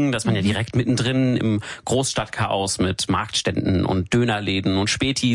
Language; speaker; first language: German; native; German